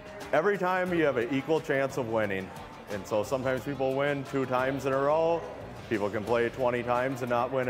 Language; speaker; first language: English; native; English